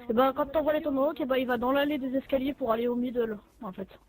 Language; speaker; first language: French; native; French